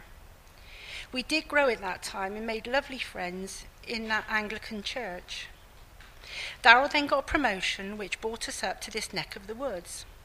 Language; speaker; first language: English; native; English